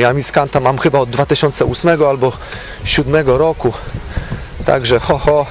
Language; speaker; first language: Polish; native; Polish